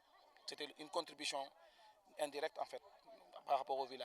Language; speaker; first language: French; non-native, local second language; Wolof